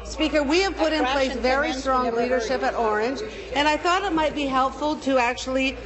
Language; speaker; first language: English; native; English